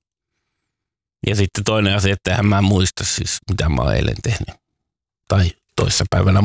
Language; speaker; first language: Finnish; native; Finnish